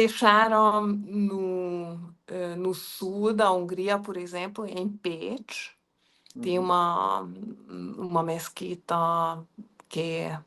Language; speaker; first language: Portuguese; non-native, fluent; Hungarian